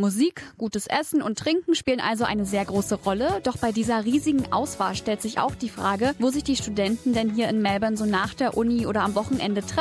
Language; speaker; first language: German; native; German